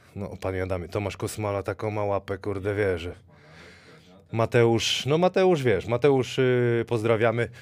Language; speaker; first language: Polish; native; Polish